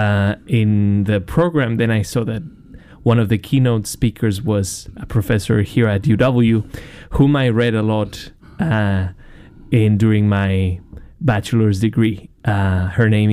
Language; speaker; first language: English; non-native, fluent; Spanish